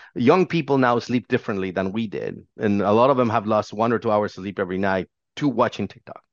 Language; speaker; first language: English; non-native, fluent; Spanish